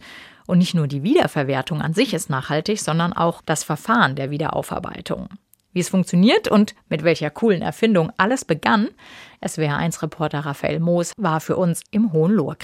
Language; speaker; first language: German; native; German